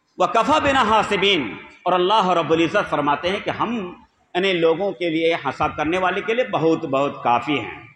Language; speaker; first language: Urdu; non-native, local second language; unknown